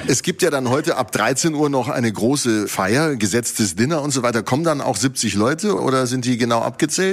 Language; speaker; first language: German; native; German